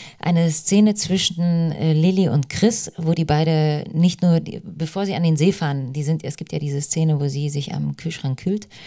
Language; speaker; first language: German; early bilingual, other home language; Polish